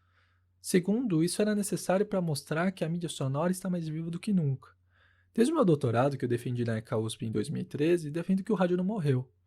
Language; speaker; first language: Portuguese; native; Portuguese